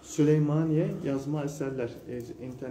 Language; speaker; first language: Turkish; non-native, learner; Urdu